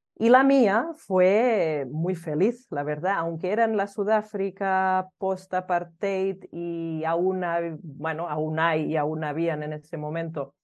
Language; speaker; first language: Spanish; early bilingual, other home language; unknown